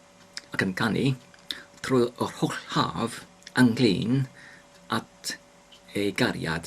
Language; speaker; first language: Welsh; non-native, learner; English